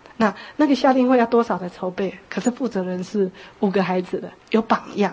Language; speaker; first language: Chinese; native; Chinese